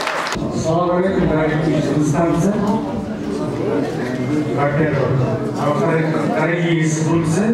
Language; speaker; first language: Russian; non-native, local second language; Kyrgyz